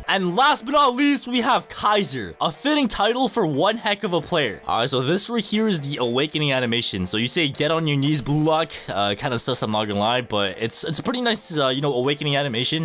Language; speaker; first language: English; native; English